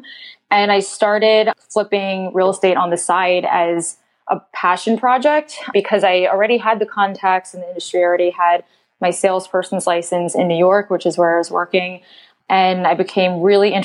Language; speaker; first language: English; native; English